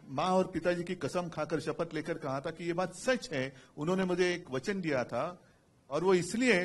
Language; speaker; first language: Hindi; non-native, local second language; Marathi